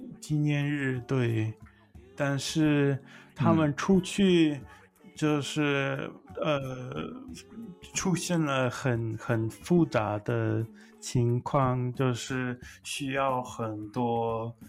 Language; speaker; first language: Chinese; non-native, learner; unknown